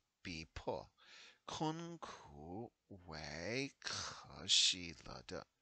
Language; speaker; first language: Chinese; non-native, learner; English